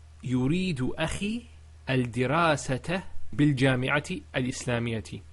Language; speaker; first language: Arabic; non-native, learner; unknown